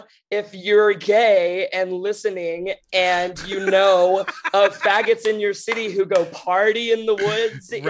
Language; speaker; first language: English; native; English